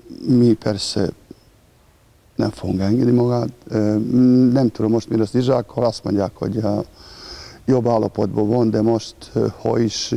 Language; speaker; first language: Hungarian; non-native, learner; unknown